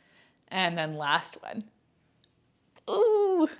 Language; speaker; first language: English; native; English